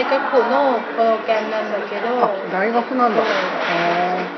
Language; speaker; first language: Japanese; non-native, learner; Thai